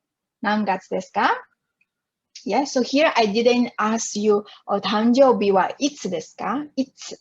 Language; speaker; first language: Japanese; non-native, fluent; Chinese